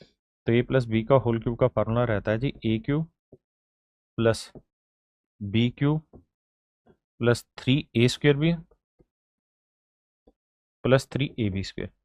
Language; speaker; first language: Hindi; native; Hindi